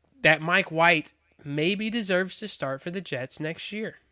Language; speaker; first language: English; native; English